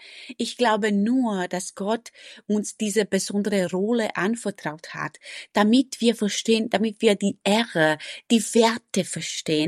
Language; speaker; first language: German; non-native, fluent; Romanian